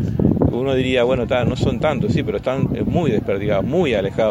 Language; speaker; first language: Spanish; native; Spanish